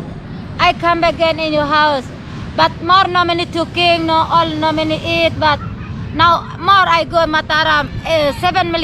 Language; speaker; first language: English; non-native, learner; Sasak